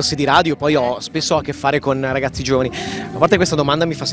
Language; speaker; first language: Italian; native; Italian